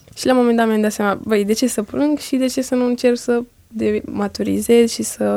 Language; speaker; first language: Romanian; early bilingual, heritage; Romanian